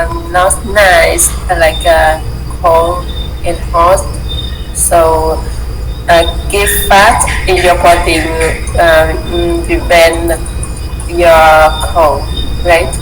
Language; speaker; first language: English; non-native, learner; Vietnamese